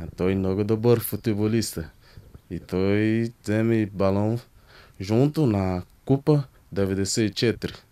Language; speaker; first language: Bulgarian; non-native, learner; Portuguese